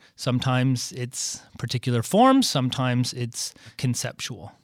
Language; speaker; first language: English; native; English